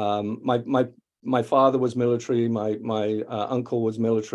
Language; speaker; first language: English; native; English